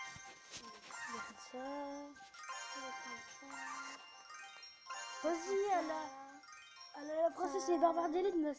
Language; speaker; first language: French; native; French